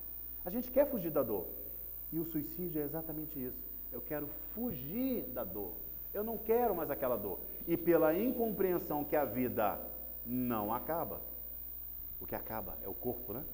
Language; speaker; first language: Portuguese; native; Portuguese